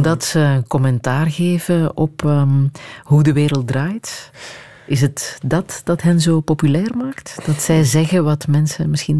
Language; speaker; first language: Dutch; native; Dutch